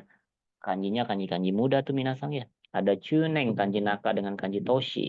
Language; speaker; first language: Indonesian; native; Indonesian